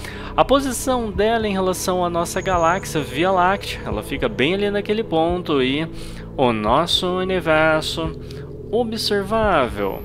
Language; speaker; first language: Portuguese; native; Portuguese